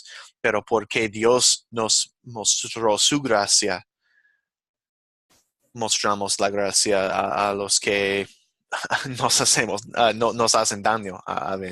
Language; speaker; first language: Spanish; non-native, fluent; English